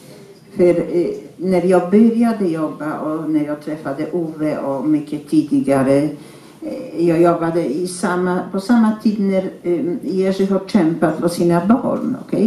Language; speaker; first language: Swedish; non-native, fluent; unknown